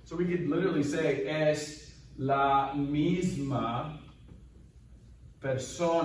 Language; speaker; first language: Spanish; non-native, fluent; English